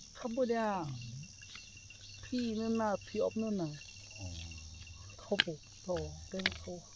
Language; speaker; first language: Korean; non-native, learner; Khmer